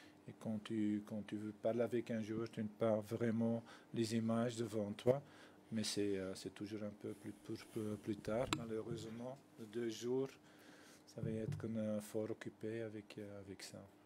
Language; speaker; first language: French; non-native, fluent; Dutch